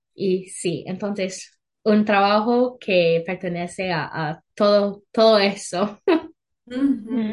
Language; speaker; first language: Spanish; non-native, learner; English